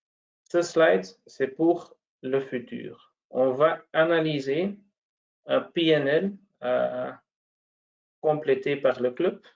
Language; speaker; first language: French; non-native, local second language; Dutch